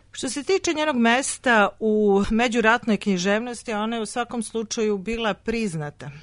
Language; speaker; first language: Serbian; native; Serbian